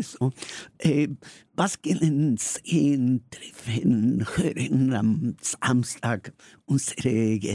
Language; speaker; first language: German; non-native, learner; Spanish